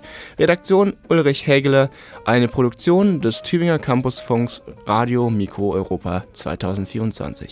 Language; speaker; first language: German; native; German